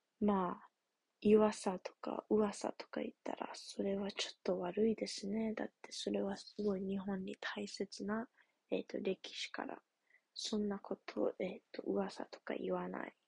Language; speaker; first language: Japanese; non-native, learner; English